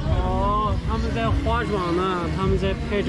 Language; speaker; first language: Chinese; non-native, local second language; Uyghur